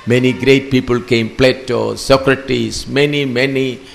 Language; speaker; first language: English; non-native, local second language; Malayalam